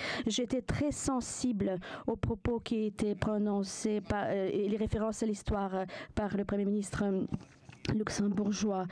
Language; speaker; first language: French; non-native, fluent; Ukrainian